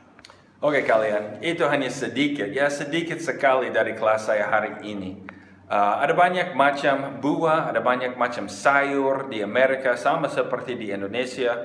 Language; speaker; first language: Indonesian; non-native, fluent; English